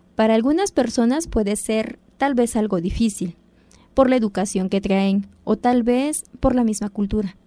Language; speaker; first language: Spanish; non-native, local second language; Zapotec